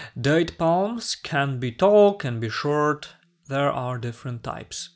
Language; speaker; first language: English; non-native, fluent; Polish